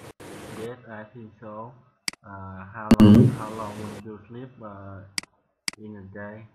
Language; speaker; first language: English; non-native, learner; Vietnamese